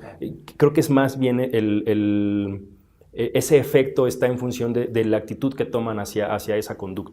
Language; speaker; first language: Spanish; native; Spanish